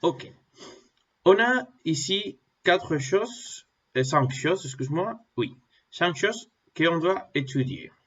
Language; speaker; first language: French; non-native, fluent; Spanish